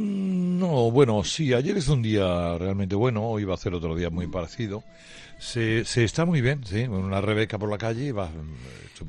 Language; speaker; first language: Spanish; native; Spanish